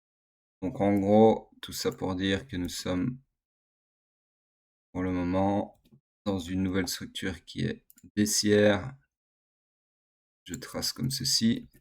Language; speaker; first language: French; native; French